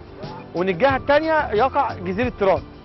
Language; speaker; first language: Arabic; native; Arabic